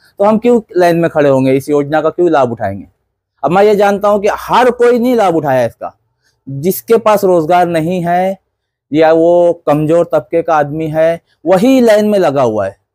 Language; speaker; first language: Hindi; native; Hindi